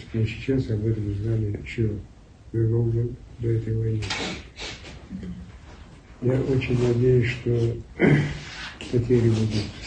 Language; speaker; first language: Russian; non-native, local second language; Chechen